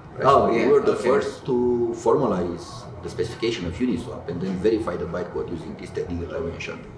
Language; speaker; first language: English; non-native, fluent; Romanian